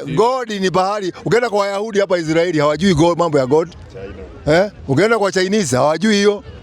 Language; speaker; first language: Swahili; non-native, local second language; Kikuyu